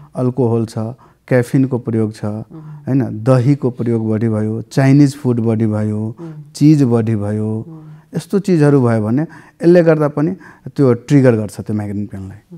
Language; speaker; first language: Nepali; non-native, local second language; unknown